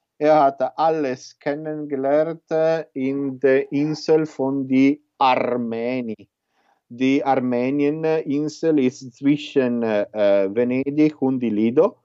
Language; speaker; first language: German; non-native, learner; Italian